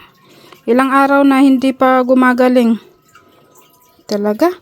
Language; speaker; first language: Filipino; native; Filipino